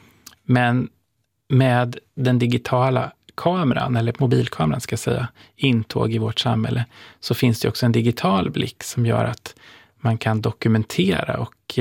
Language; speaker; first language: Swedish; native; Swedish